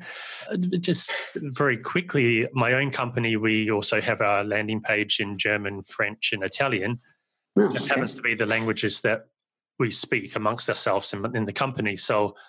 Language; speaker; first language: English; native; English